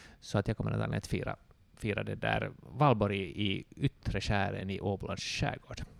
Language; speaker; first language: Swedish; native; Swedish